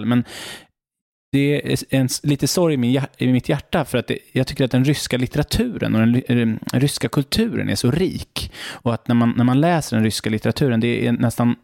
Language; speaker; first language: Swedish; native; Swedish